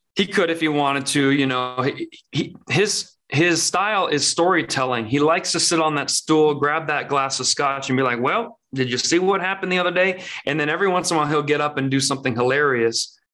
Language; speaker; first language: English; early bilingual, other home language; Persian